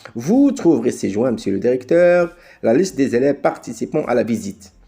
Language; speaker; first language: French; non-native, local second language; Arabic